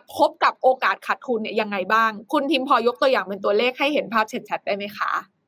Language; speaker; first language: Thai; native; Thai